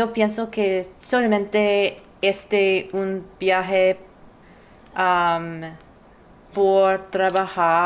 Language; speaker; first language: Spanish; non-native, learner; English